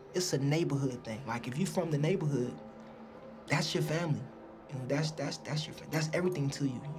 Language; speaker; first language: English; native; English